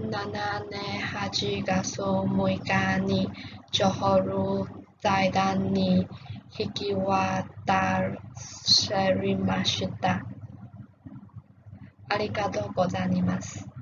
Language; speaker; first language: Japanese; non-native, learner; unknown